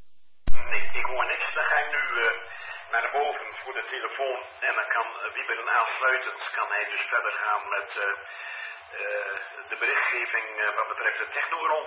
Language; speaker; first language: Dutch; native; Dutch